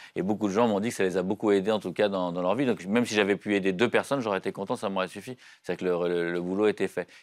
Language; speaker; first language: French; native; French